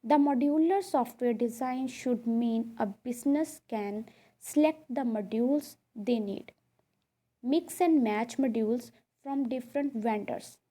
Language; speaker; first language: English; non-native, local second language; Punjabi